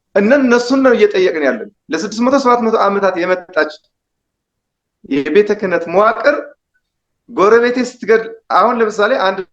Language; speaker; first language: Amharic; non-native, local second language; Tigrinya